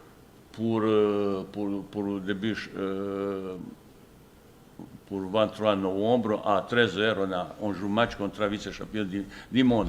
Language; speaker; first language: French; non-native, fluent; Bosnian